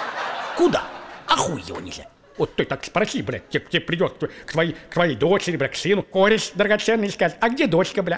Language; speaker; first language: Russian; native; Russian